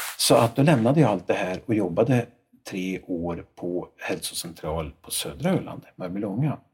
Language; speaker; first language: Swedish; native; Swedish